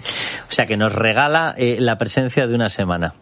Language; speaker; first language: Spanish; native; Spanish